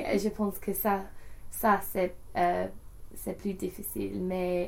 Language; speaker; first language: French; non-native, learner; English